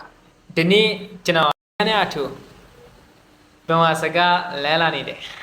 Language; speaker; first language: Burmese; non-native, learner; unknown